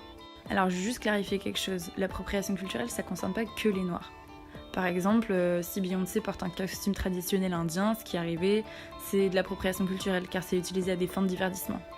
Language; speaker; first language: French; native; French